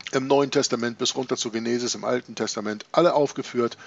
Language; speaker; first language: German; native; German